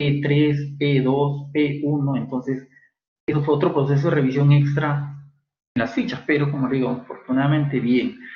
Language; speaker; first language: Spanish; native; Spanish